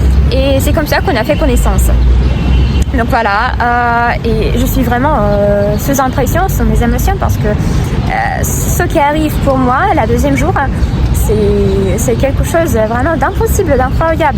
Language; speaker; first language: French; non-native, fluent; Russian